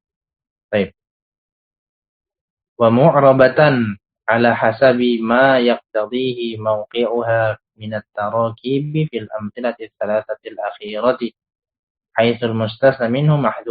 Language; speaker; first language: Arabic; non-native, fluent; Indonesian